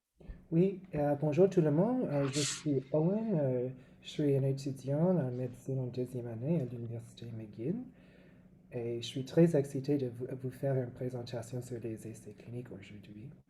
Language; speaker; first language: French; non-native, local second language; English